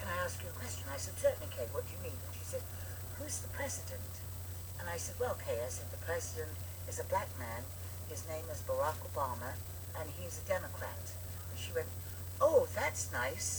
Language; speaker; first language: English; native; English